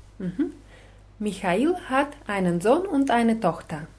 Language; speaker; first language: German; non-native, fluent; Russian